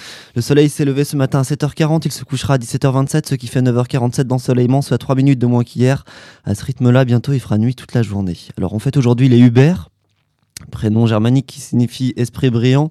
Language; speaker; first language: French; native; French